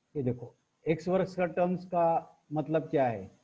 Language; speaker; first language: Hindi; non-native, local second language; Marathi